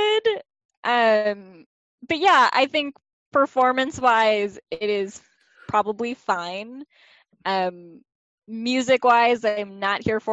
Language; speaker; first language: English; native; English